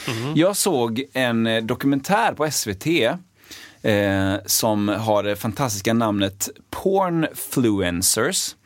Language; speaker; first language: Swedish; native; Swedish